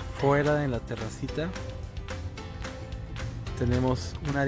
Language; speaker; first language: Spanish; native; Spanish